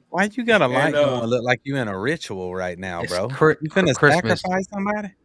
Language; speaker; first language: English; native; English